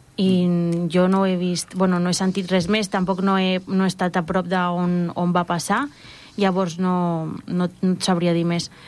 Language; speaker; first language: Catalan; non-native, local second language; Spanish